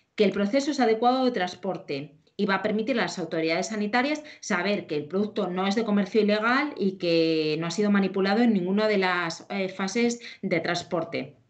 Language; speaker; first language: Spanish; native; Spanish